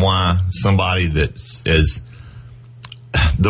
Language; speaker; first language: English; native; English